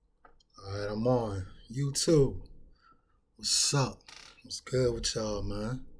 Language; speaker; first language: English; native; English